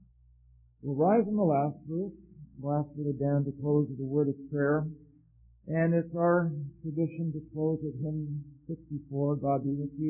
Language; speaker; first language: English; native; English